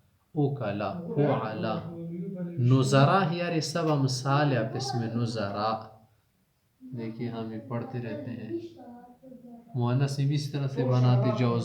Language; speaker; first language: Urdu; native; Urdu